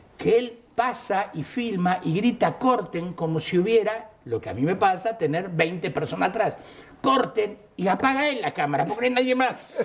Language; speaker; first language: Spanish; native; Spanish